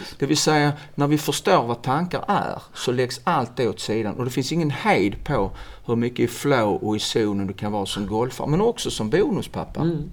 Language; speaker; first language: Swedish; native; Swedish